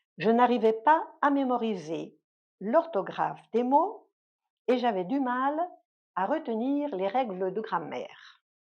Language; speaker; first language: French; native; French